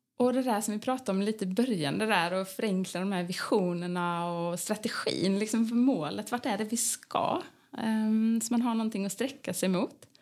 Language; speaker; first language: Swedish; native; Swedish